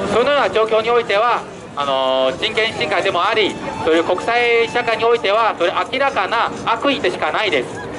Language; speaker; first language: Japanese; non-native, fluent; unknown